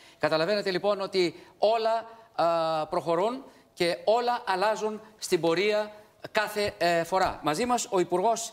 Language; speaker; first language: Greek; native; Greek